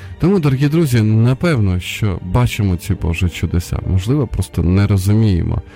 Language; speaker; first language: Ukrainian; non-native, local second language; Russian